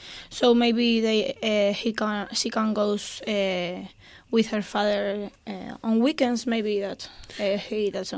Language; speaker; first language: English; non-native, learner; Spanish